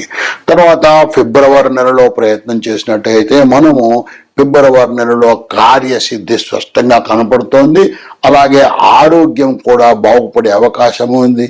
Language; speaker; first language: Telugu; native; Telugu